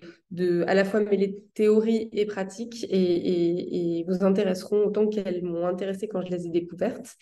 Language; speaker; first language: French; native; French